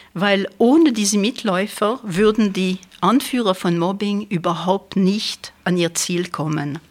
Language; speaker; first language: German; non-native, fluent; French